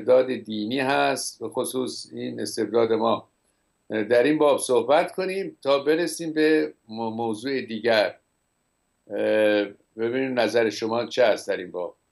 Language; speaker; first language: Persian; native; Persian